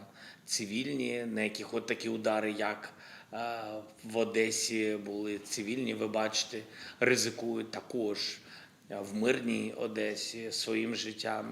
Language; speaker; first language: Ukrainian; non-native, local second language; Russian